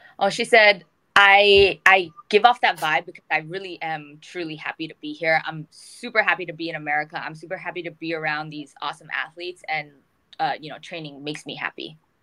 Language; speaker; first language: English; early bilingual, other home language; Korean